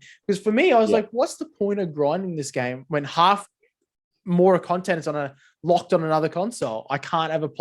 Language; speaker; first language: English; native; English